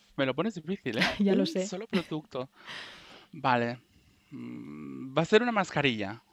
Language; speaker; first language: Spanish; native; Spanish